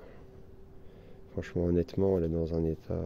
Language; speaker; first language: French; native; French